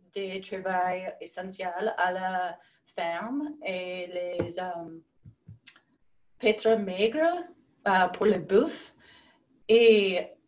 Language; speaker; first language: French; non-native, learner; English